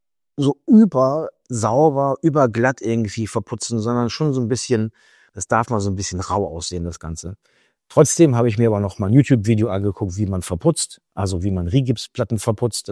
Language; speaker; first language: German; native; German